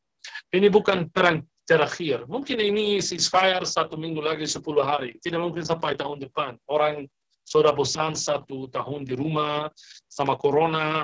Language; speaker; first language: Indonesian; non-native, fluent; Arabic